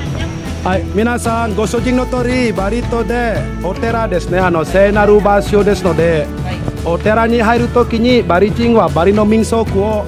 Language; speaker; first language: Japanese; non-native, fluent; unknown